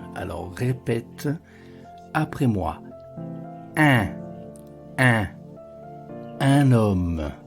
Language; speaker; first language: French; non-native, fluent; Italian